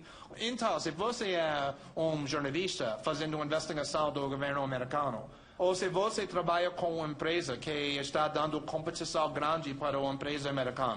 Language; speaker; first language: Portuguese; non-native, fluent; English